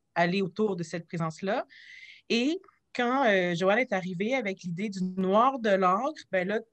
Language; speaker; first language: French; native; French